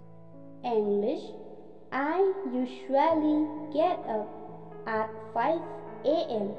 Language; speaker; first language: English; non-native, local second language; Khasi